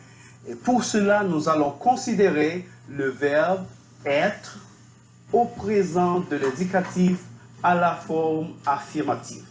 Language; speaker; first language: French; non-native, fluent; Spanish